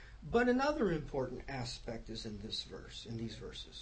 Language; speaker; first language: English; native; English